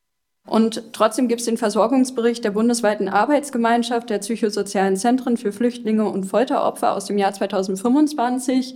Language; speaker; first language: German; native; German